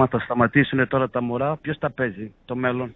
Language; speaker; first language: Greek; non-native, fluent; Portuguese